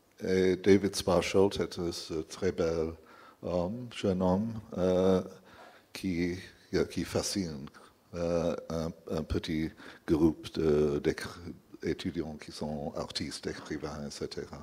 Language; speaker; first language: French; non-native, fluent; English